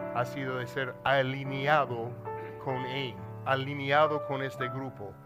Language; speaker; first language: Spanish; non-native, learner; English